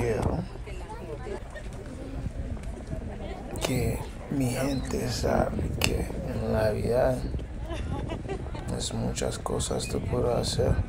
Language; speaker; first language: Spanish; early bilingual, heritage; English